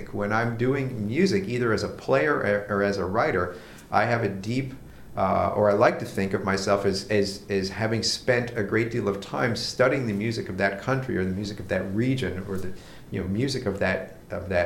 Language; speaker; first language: English; native; English